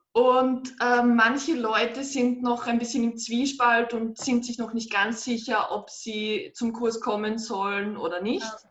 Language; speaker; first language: German; native; German